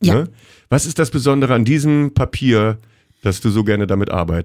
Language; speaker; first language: German; native; German